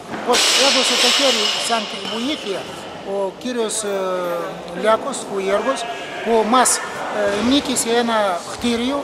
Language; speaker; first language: Greek; non-native, learner; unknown